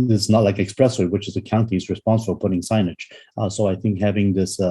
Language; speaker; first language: English; non-native, local second language; Cantonese